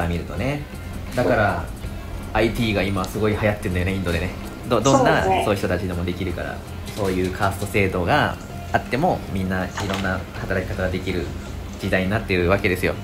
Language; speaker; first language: Japanese; native; Japanese